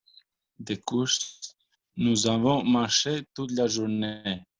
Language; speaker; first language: French; non-native, learner; Albanian